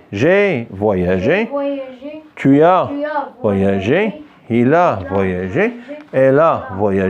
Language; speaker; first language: French; non-native, fluent; Arabic